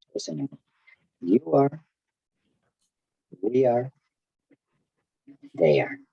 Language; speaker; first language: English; non-native, fluent; Spanish